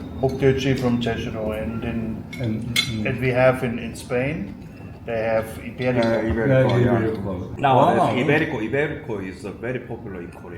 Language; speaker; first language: English; non-native, fluent; German